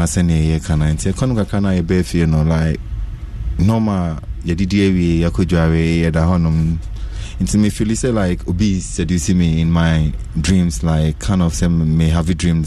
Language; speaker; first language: English; non-native, local second language; Akan